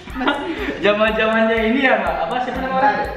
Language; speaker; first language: Indonesian; native; Indonesian